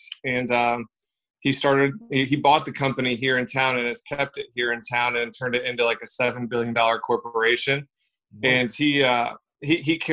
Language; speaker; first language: English; native; English